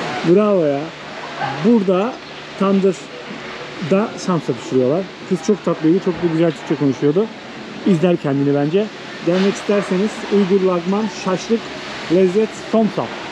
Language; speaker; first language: Turkish; native; Turkish